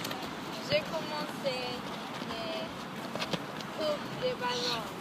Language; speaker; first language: French; non-native, learner; English